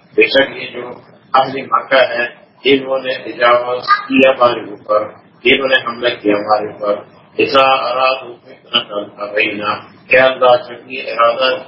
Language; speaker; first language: Urdu; non-native, local second language; Pashto